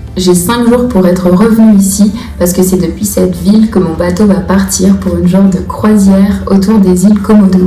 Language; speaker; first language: French; native; French